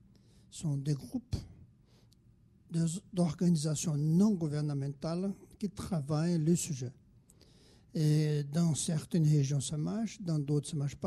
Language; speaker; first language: French; non-native, fluent; Portuguese